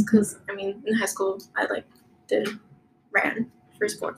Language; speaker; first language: English; native; English